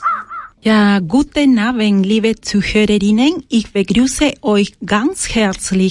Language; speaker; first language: German; non-native, fluent; Spanish